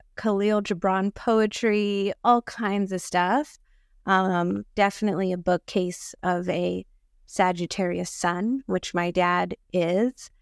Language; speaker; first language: English; early bilingual, other home language; Filipino